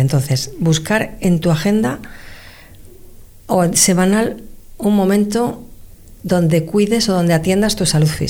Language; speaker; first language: Spanish; native; Spanish